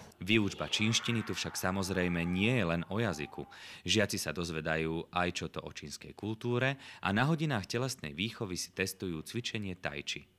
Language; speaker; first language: Slovak; native; Slovak